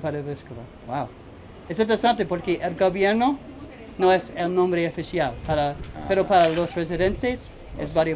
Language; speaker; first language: Spanish; non-native, learner; English